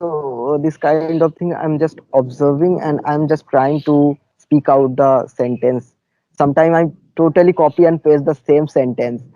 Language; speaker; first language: English; non-native, fluent; Bangla